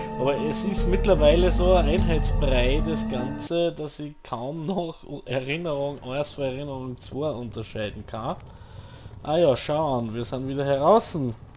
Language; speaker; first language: German; native; German